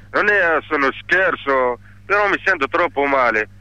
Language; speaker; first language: Italian; non-native, learner; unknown